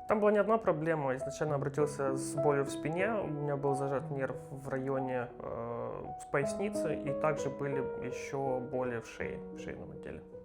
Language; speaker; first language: Russian; native; Russian